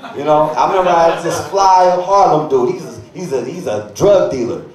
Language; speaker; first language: English; native; English